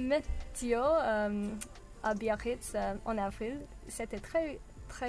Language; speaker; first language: French; non-native, learner; English